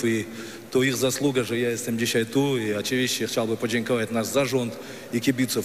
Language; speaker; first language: Polish; non-native, fluent; Russian